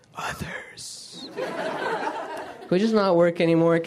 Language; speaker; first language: English; native; English